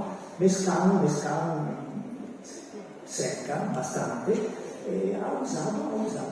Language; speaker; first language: Spanish; non-native, learner; Italian